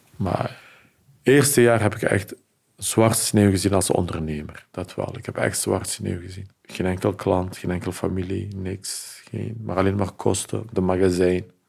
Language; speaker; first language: Dutch; early bilingual, other home language; Turkish